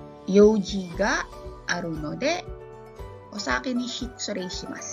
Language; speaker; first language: Japanese; non-native, fluent; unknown